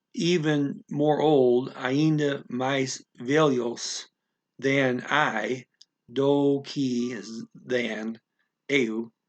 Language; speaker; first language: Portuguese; non-native, learner; English